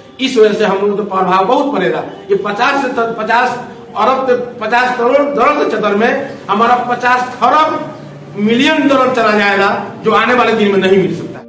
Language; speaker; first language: Hindi; non-native, local second language; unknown